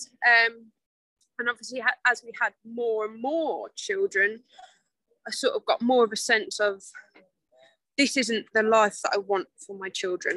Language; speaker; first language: English; native; English